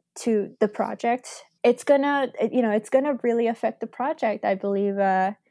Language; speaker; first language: English; early bilingual, other home language; Spanish